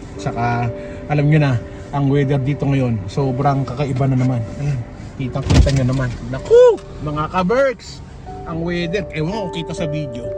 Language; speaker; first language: Filipino; native; Filipino